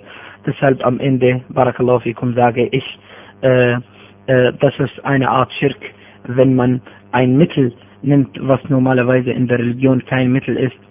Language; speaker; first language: German; non-native, fluent; Arabic